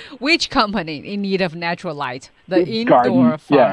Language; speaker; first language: English; non-native, fluent; Chinese